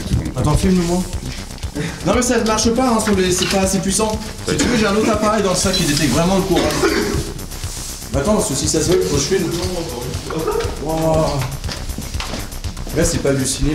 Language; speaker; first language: French; native; French